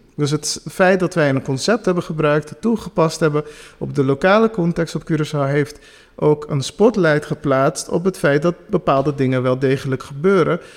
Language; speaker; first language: Dutch; non-native, local second language; Papiamento